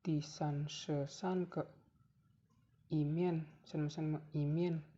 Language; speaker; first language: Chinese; non-native, learner; Indonesian